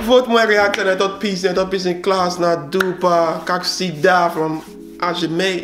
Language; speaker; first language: Russian; non-native, learner; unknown